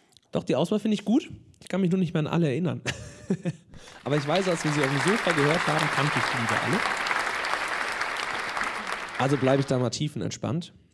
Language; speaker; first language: German; native; German